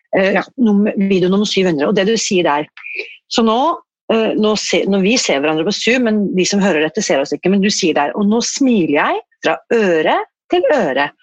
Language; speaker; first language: Norwegian; native; Norwegian